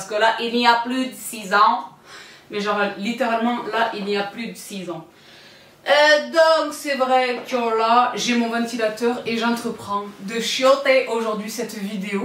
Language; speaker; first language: French; native; French